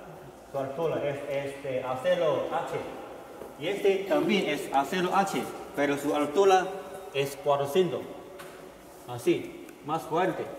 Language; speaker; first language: Spanish; non-native, learner; Chinese